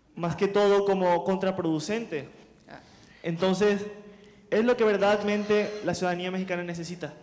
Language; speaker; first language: Spanish; native; Spanish